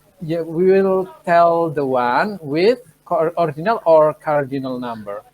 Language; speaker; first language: English; non-native, fluent; Indonesian